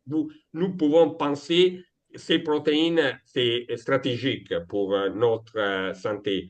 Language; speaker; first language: French; non-native, learner; Italian